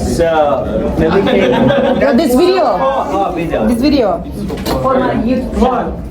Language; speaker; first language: English; non-native, learner; Turkish